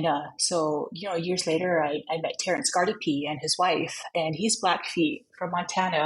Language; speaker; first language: English; native; English